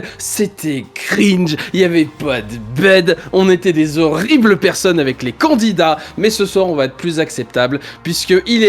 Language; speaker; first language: French; native; French